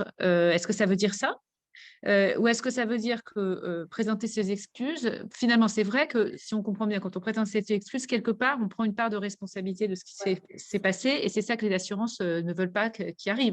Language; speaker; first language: French; native; French